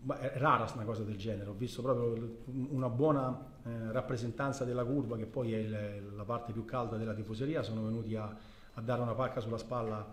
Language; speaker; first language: Italian; native; Italian